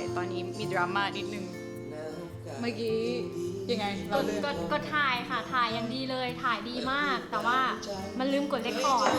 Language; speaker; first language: Thai; non-native, fluent; Portuguese